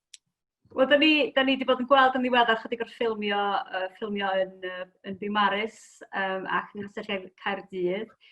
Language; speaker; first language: Welsh; native; Welsh